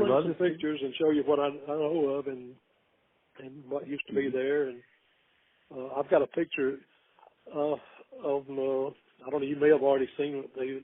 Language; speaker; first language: English; native; English